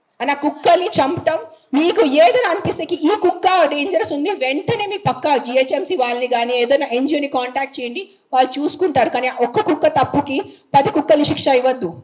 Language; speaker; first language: Telugu; non-native, fluent; Marathi